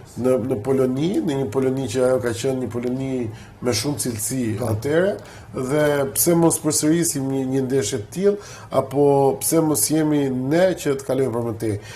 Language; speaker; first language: Albanian; native; Albanian